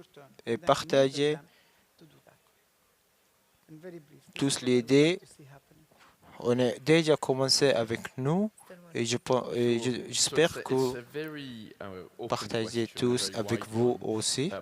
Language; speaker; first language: French; non-native, learner; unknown